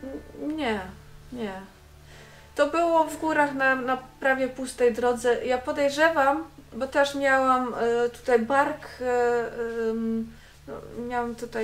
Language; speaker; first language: Polish; non-native, fluent; Dutch